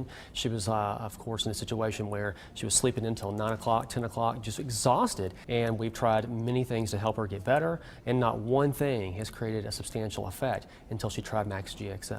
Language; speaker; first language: English; native; English